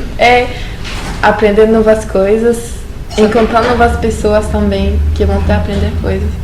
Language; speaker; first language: Portuguese; non-native, fluent; French